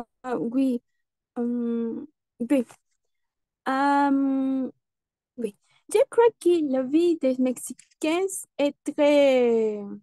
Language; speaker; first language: French; non-native, learner; Spanish